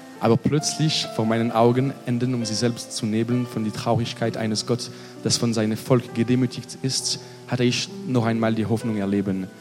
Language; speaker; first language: German; non-native, learner; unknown